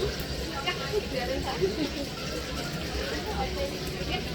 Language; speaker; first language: Danish; non-native, learner; Vietnamese